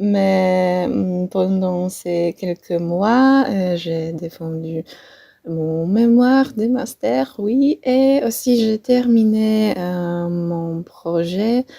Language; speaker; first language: French; non-native, fluent; Polish